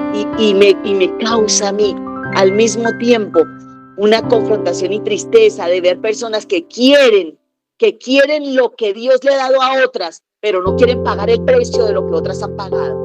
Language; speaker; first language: Spanish; native; Spanish